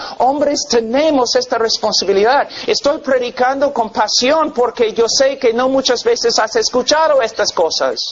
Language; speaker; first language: Spanish; non-native, fluent; English